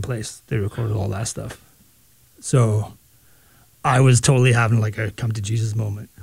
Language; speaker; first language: English; native; English